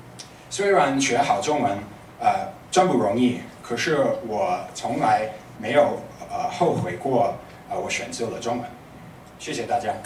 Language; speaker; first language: Chinese; non-native, fluent; English